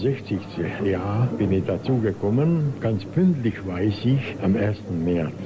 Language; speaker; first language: German; non-native, local second language; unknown